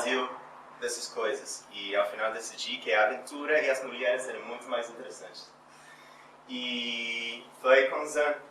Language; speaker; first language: Portuguese; non-native, fluent; English